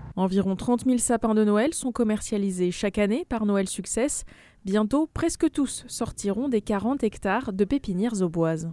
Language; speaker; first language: French; native; French